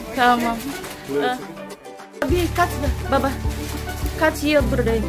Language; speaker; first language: Turkish; non-native, learner; Indonesian